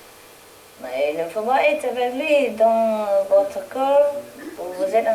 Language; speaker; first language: French; non-native, learner; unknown